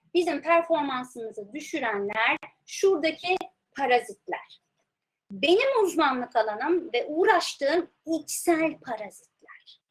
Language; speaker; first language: Turkish; early bilingual, heritage; Turkish